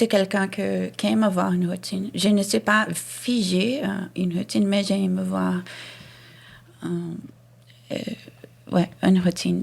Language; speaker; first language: French; non-native, fluent; Portuguese